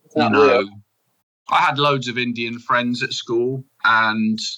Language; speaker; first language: English; native; English